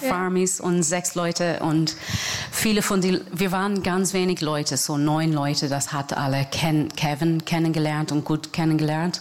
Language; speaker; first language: German; non-native, learner; English